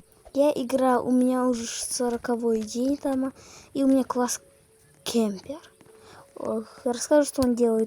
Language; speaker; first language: Russian; native; Russian